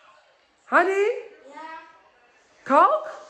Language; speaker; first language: Turkish; early bilingual, heritage; Turkish